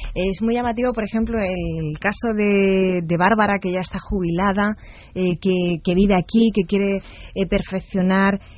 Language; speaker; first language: Spanish; native; Spanish